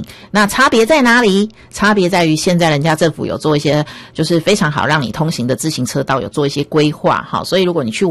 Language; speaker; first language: Chinese; native; Chinese